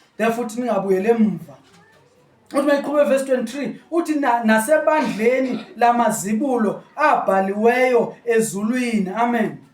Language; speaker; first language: Zulu; non-native, local second language; Xhosa